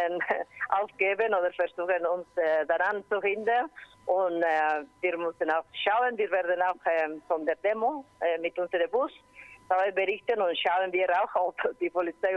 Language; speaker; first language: German; non-native, learner; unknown